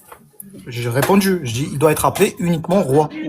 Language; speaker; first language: French; native; French